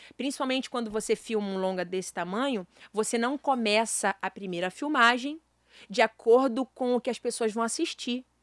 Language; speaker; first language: Portuguese; native; Portuguese